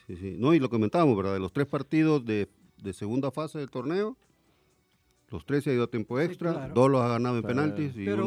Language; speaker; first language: Spanish; native; Spanish